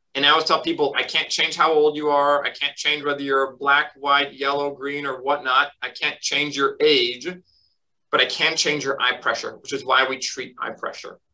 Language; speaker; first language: English; native; English